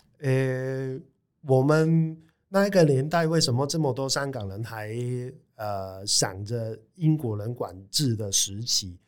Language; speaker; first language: Chinese; non-native, local second language; Cantonese